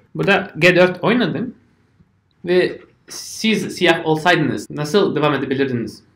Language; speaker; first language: Turkish; non-native, fluent; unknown